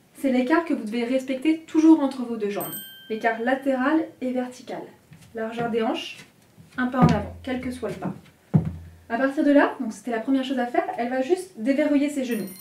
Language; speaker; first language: French; native; French